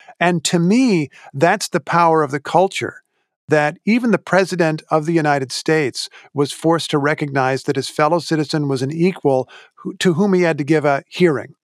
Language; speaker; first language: English; native; English